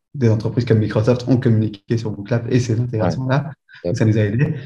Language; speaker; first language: French; native; French